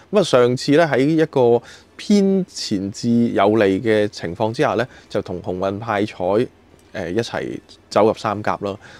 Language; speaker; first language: Chinese; non-native, local second language; Cantonese